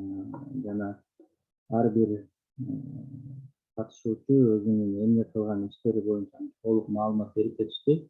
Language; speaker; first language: Kyrgyz; native; Kyrgyz